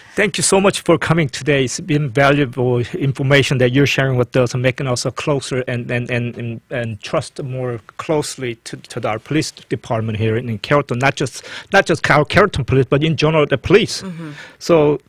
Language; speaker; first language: English; non-native, fluent; Korean